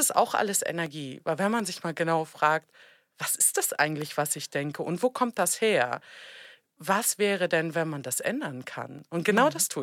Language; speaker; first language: German; native; German